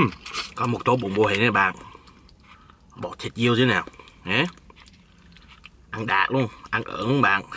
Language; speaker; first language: Vietnamese; early bilingual, heritage; Vietnamese